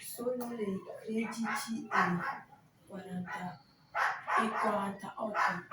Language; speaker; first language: Italian; non-native, learner; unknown